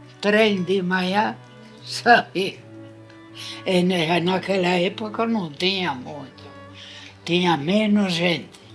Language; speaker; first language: Portuguese; non-native, fluent; Italian